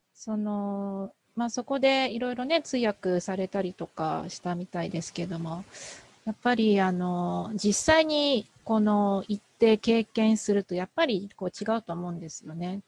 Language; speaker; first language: Japanese; native; Japanese